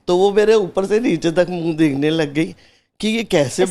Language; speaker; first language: Hindi; native; Hindi